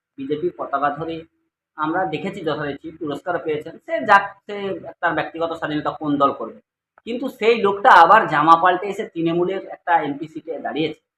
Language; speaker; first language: Bangla; native; Bangla